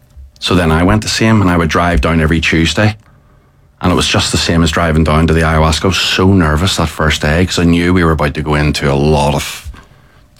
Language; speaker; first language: English; native; English